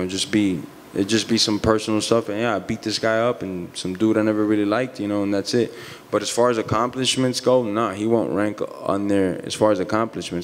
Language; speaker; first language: English; early bilingual, other home language; Spanish